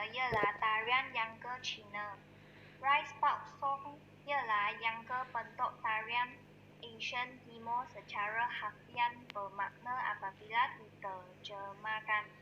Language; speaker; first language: Malay; non-native, local second language; Chinese